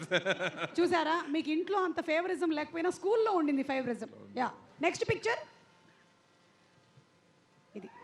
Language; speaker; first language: Telugu; native; Telugu